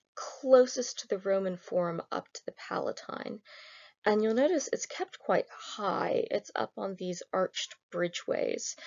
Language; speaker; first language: English; native; English